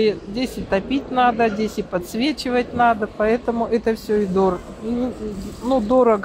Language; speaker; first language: Russian; native; Russian